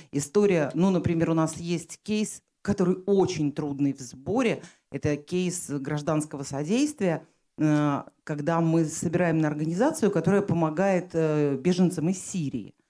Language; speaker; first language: Russian; native; Russian